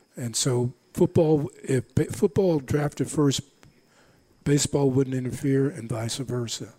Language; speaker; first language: English; native; English